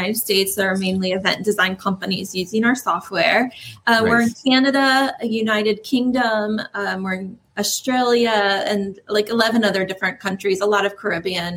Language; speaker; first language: English; native; English